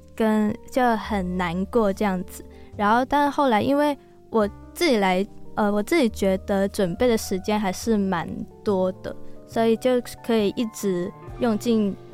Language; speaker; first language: Chinese; non-native, local second language; Cantonese